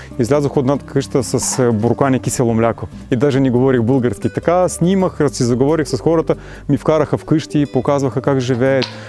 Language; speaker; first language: Bulgarian; non-native, fluent; Russian